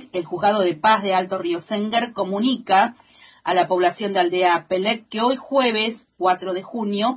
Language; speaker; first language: Spanish; native; Spanish